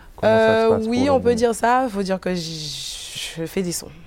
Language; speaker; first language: French; native; French